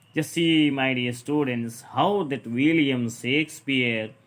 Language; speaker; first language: English; non-native, local second language; Kannada